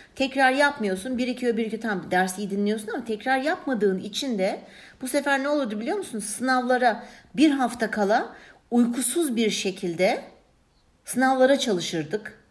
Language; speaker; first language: Turkish; early bilingual, heritage; Turkish